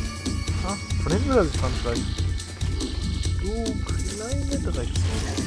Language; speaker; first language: German; native; German